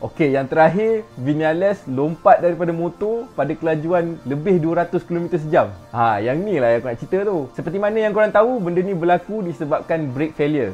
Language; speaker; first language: Malay; native; Malay